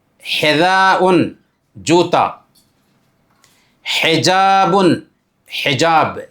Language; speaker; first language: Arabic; non-native, fluent; Urdu